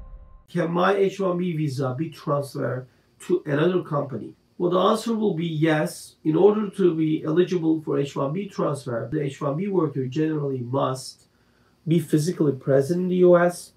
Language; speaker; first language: English; non-native, fluent; Turkish